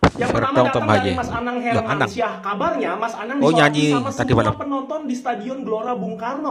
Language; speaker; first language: Indonesian; native; Indonesian